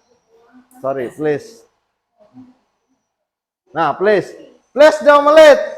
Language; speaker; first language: English; non-native, fluent; Indonesian